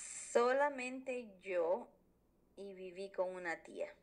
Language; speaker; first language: Spanish; early bilingual, heritage; Spanish